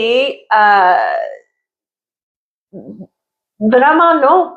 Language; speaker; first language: French; early bilingual, other home language; Italian